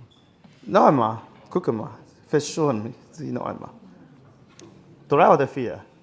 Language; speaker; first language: German; non-native, fluent; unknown